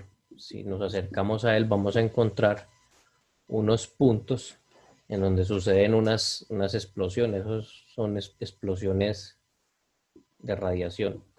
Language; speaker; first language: Spanish; native; Spanish